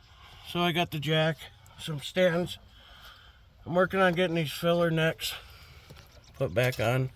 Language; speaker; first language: English; native; English